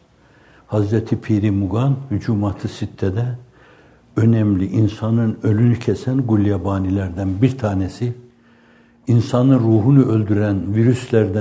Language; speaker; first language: Turkish; native; Turkish